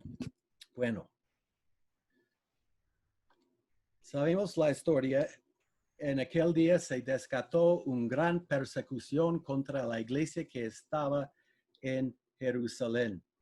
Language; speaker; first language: Spanish; non-native, fluent; English